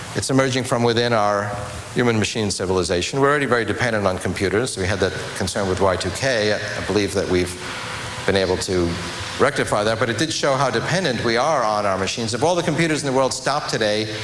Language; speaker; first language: English; native; English